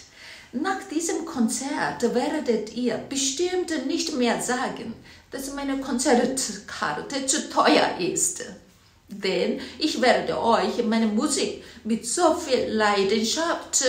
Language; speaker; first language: German; non-native, fluent; Korean